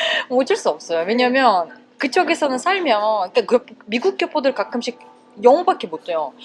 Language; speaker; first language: Korean; non-native, fluent; Russian